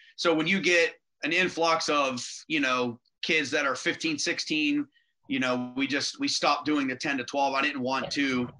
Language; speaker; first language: English; native; English